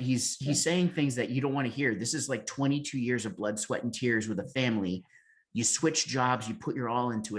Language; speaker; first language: English; native; English